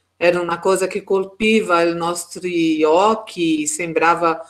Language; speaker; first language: Italian; non-native, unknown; Portuguese